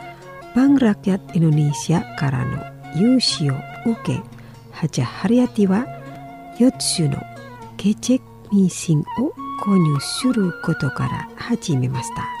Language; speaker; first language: Japanese; non-native, learner; Indonesian